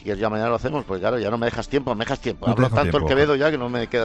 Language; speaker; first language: Spanish; native; Spanish